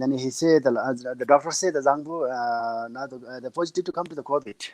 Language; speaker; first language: English; non-native, learner; Nepali